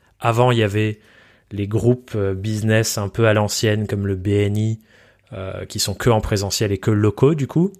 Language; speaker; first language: French; native; French